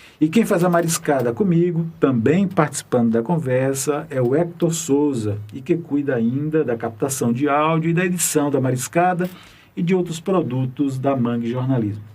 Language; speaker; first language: Portuguese; native; Portuguese